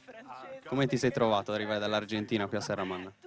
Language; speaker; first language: Italian; native; Italian